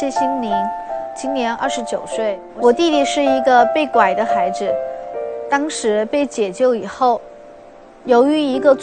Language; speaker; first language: Chinese; native; Chinese